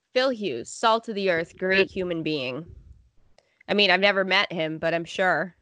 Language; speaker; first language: English; native; English